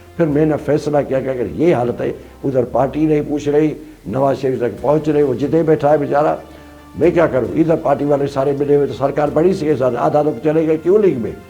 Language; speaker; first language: Urdu; non-native, local second language; Sindhi